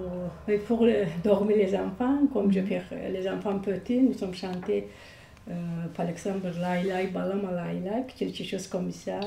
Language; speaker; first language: French; non-native, learner; Turkish